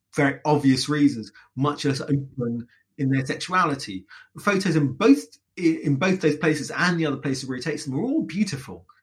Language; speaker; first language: English; native; English